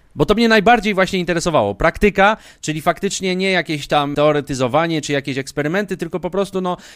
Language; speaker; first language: Polish; native; Polish